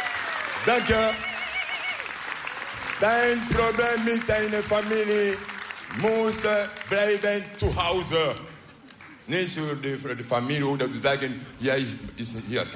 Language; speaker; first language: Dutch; non-native, learner; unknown